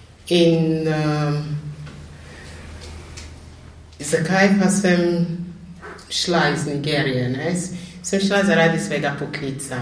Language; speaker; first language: Slovenian; non-native, fluent; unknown